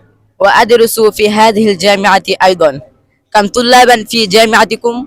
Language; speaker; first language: Arabic; non-native, learner; Bangla